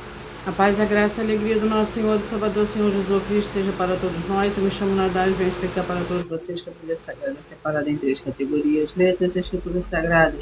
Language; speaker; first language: Portuguese; native; Portuguese